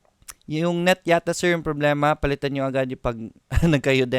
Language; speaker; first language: Filipino; native; Filipino